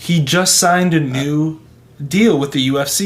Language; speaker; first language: English; native; English